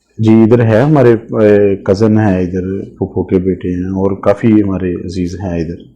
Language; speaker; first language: Urdu; non-native, local second language; Punjabi